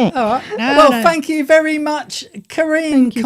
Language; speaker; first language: English; native; English